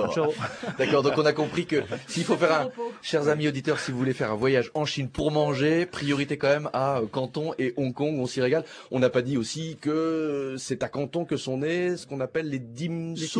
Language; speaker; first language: French; native; French